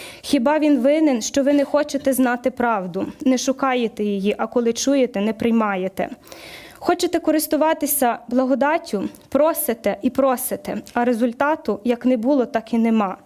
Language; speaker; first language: Ukrainian; native; Ukrainian